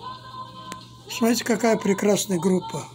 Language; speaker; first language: Russian; non-native, fluent; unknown